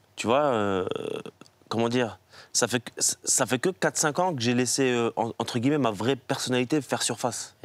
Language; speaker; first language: French; native; French